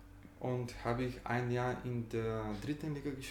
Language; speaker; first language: German; non-native, fluent; Bulgarian